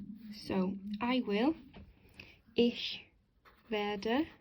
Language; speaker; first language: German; non-native, fluent; English